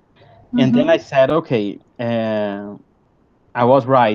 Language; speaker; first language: English; non-native, fluent; Portuguese